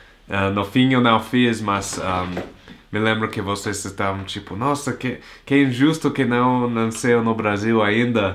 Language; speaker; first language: Portuguese; non-native, learner; English